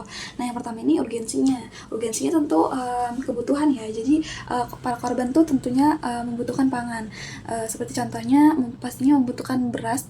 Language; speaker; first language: Indonesian; native; Indonesian